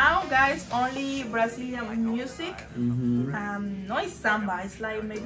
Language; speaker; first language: English; non-native, learner; Spanish